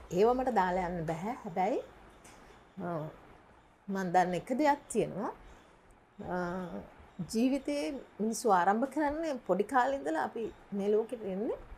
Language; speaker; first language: Sinhala; native; Sinhala